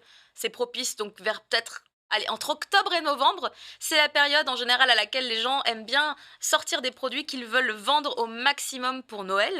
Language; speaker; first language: French; native; French